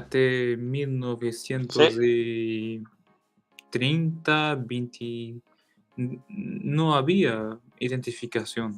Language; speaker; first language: Spanish; non-native, learner; Portuguese